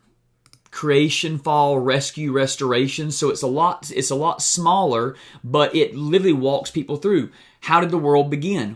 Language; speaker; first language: English; native; English